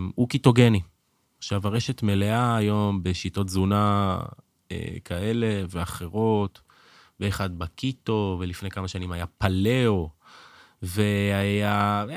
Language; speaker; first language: Hebrew; native; Hebrew